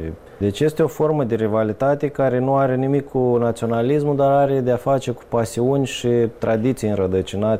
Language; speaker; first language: Romanian; native; Romanian